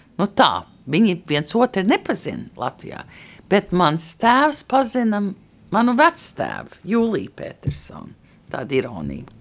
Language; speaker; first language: Latvian; early bilingual, heritage; Latvian